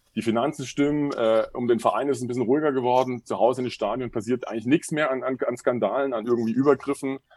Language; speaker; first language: German; native; German